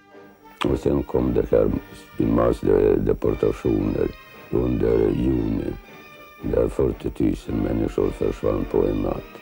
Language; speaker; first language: Swedish; non-native, fluent; Lithuanian